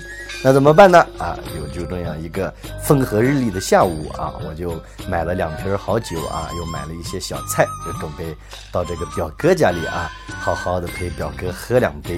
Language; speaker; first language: Chinese; native; Chinese